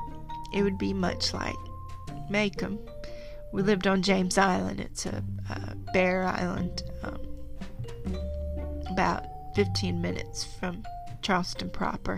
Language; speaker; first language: English; native; English